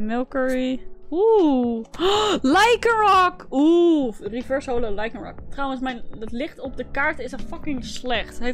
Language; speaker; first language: Dutch; native; Dutch